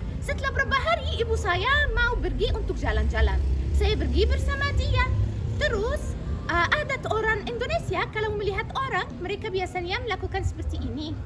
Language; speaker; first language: Indonesian; non-native, fluent; Arabic